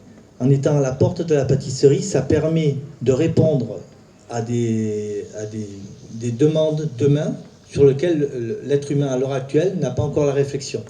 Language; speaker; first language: French; native; French